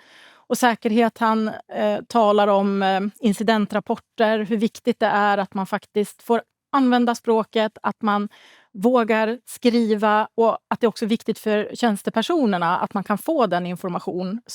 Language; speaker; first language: Swedish; native; Swedish